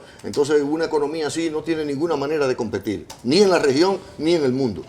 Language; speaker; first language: Spanish; native; Spanish